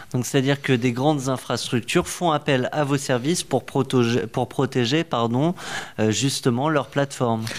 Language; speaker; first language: French; native; French